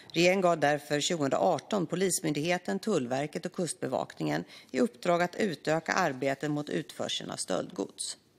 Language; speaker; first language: Swedish; native; Swedish